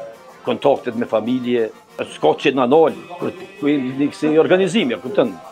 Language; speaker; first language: Albanian; native; Albanian